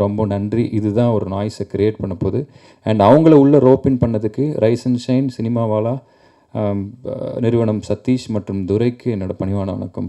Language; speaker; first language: Tamil; native; Tamil